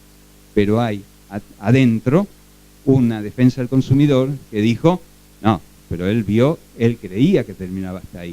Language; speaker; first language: Spanish; native; Spanish